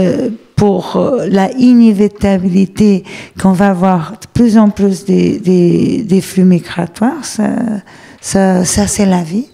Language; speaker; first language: French; non-native, fluent; Portuguese